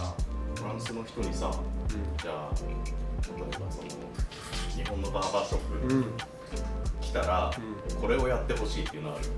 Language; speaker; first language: Japanese; native; Japanese